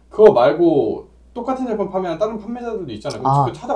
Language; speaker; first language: Korean; native; Korean